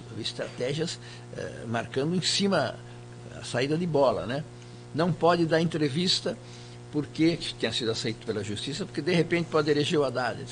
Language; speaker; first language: Portuguese; native; Portuguese